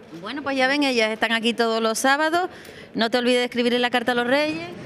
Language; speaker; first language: Spanish; native; Spanish